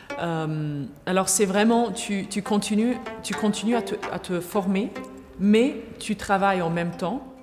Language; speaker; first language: French; non-native, fluent; Arabic